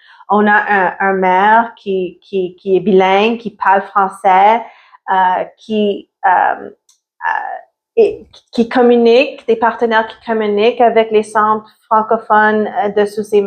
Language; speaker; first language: French; early bilingual, other home language; Italian